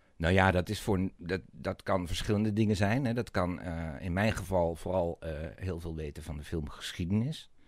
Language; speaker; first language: Dutch; native; Dutch